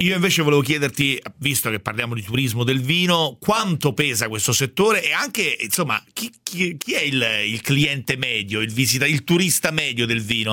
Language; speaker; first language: Italian; native; Italian